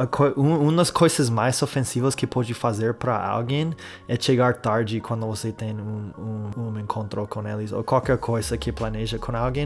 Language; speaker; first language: Portuguese; non-native, fluent; English